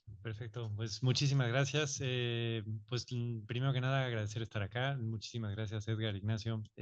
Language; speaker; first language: Spanish; native; Spanish